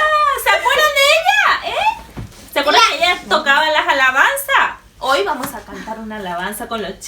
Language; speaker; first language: Spanish; native; Spanish